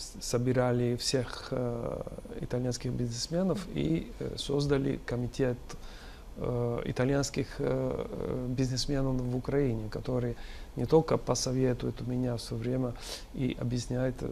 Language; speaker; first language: Russian; non-native, fluent; Italian